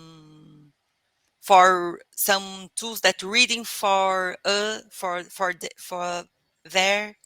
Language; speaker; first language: English; non-native, learner; Portuguese